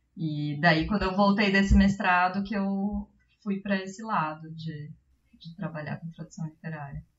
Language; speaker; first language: Portuguese; native; Portuguese